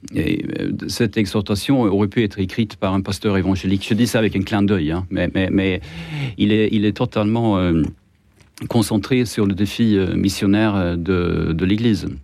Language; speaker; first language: French; non-native, fluent; Swedish